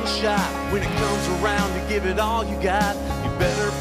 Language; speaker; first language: English; native; English